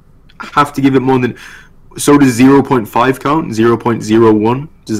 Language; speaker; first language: English; native; English